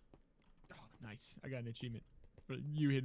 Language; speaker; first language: English; native; English